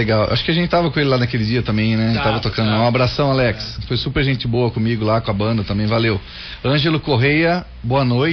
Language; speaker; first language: Portuguese; native; Portuguese